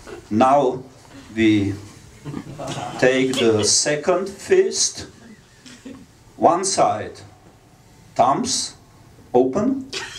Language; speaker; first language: English; non-native, learner; Czech